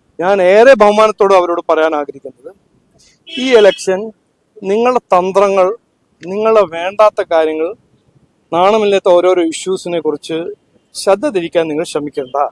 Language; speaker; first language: Malayalam; early bilingual, heritage; Malayalam